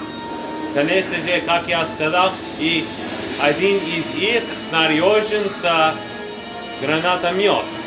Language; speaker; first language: Russian; non-native, learner; English